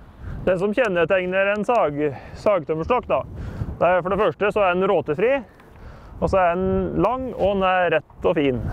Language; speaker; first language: Norwegian; native; Norwegian